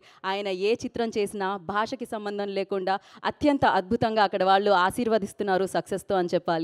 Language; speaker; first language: Telugu; native; Telugu